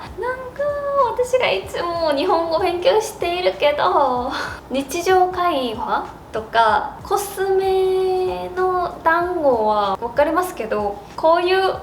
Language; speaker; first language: Japanese; non-native, learner; Korean